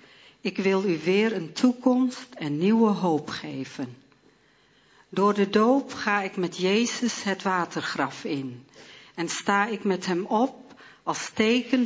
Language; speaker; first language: Dutch; early bilingual, other home language; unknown